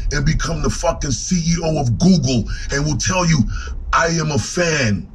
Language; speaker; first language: English; native; English